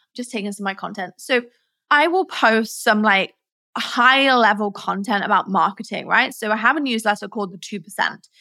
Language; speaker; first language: English; native; English